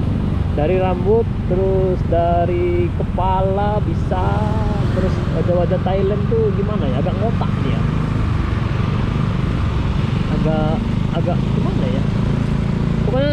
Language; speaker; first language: Indonesian; native; Indonesian